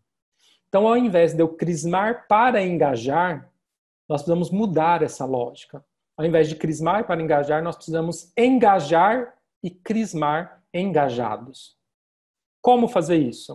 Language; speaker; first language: Portuguese; native; Portuguese